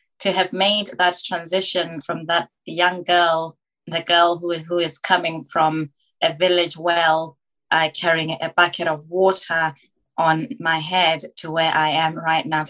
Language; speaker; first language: English; non-native, local second language; Tswana